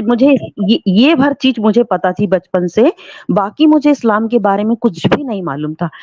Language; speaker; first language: Hindi; native; Hindi